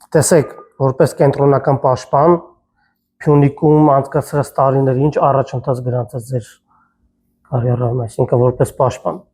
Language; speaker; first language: Armenian; native; Armenian